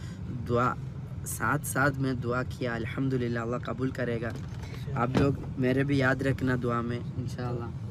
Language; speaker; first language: Hindi; non-native, local second language; Malayalam